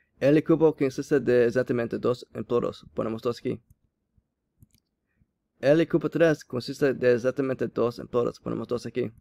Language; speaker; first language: Spanish; non-native, learner; English